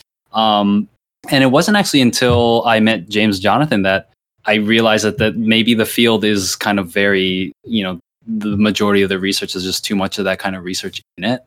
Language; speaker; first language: English; early bilingual, other home language; Thai